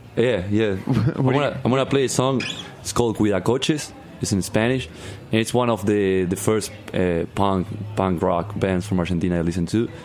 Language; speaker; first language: English; non-native, learner; Spanish